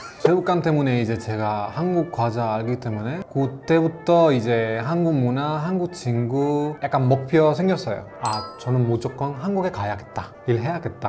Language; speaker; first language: Korean; non-native, fluent; Spanish